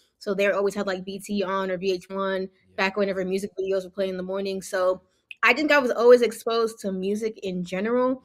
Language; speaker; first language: English; early bilingual, other home language; Yoruba